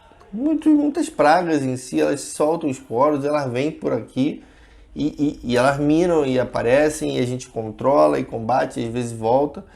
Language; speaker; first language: Portuguese; native; Portuguese